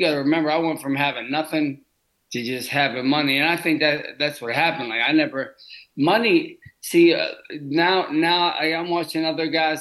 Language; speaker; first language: English; native; English